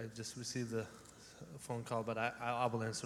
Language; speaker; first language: English; non-native, fluent; Uzbek